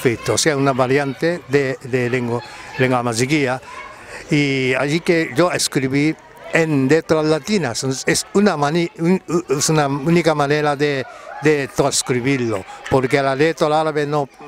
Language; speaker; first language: Spanish; non-native, fluent; Japanese